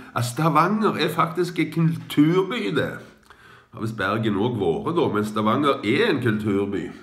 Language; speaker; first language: Norwegian; native; Norwegian